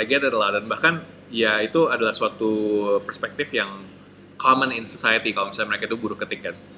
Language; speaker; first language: Indonesian; native; Indonesian